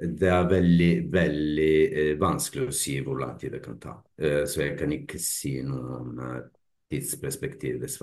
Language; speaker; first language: Norwegian; non-native, fluent; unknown